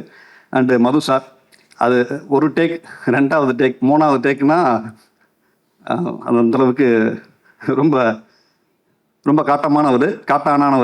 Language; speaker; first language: Tamil; native; Tamil